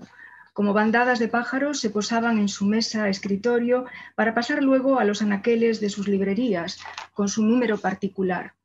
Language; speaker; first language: Spanish; native; Spanish